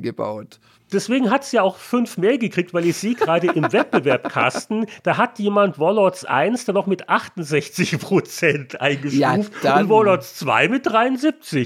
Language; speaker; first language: German; native; German